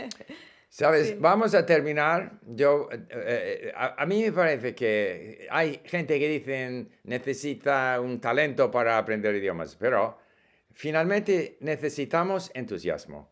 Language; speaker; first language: Spanish; non-native, fluent; English